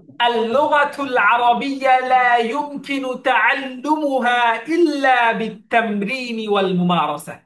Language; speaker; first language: Arabic; non-native, fluent; Bangla